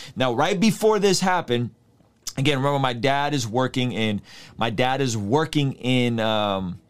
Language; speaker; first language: English; early bilingual, other home language; Russian